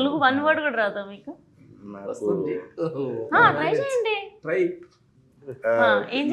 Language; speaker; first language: Telugu; native; Telugu